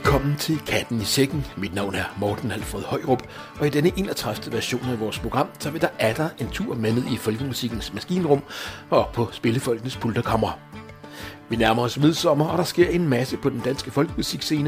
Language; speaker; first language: Danish; native; Danish